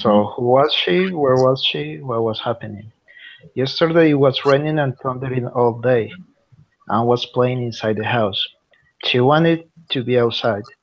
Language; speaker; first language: English; non-native, learner; Spanish